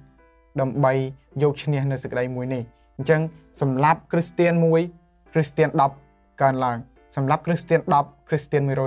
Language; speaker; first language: Khmer; native; Khmer